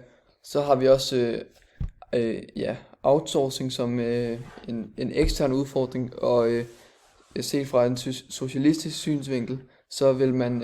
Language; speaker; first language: Danish; native; Danish